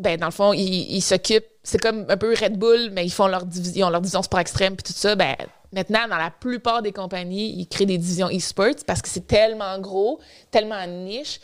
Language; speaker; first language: French; native; French